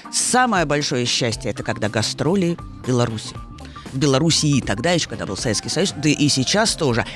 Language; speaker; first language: Russian; native; Russian